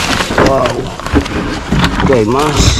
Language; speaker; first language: Spanish; non-native, learner; Filipino